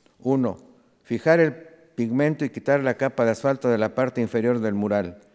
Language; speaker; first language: Spanish; native; Spanish